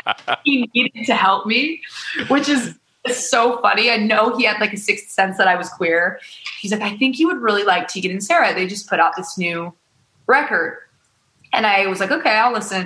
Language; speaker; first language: English; native; English